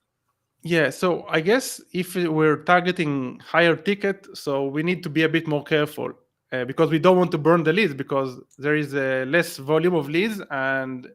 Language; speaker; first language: English; non-native, fluent; Hebrew